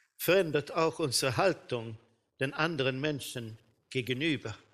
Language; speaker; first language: German; non-native, fluent; Swedish